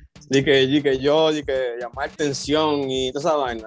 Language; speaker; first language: Spanish; early bilingual, heritage; Spanish